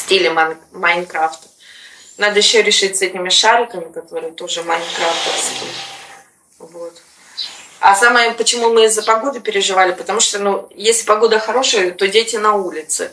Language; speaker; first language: Russian; native; Russian